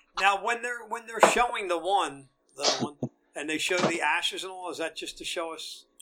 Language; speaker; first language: English; native; English